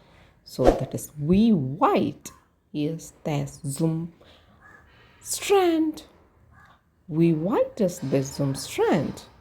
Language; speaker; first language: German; non-native, learner; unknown